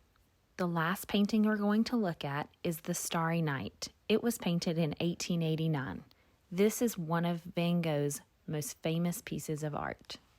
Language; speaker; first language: English; native; English